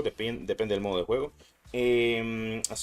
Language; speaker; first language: Spanish; native; Spanish